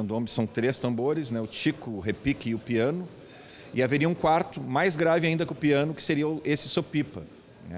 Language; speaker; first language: Portuguese; native; Portuguese